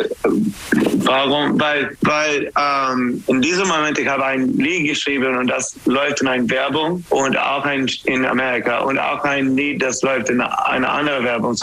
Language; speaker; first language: German; non-native, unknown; English